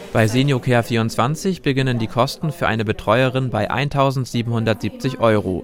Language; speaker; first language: German; native; German